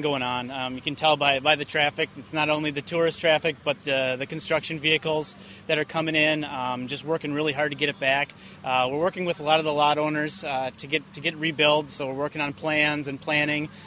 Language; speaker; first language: English; native; English